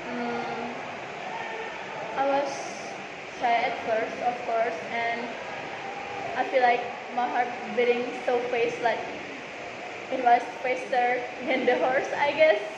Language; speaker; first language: English; non-native, learner; Indonesian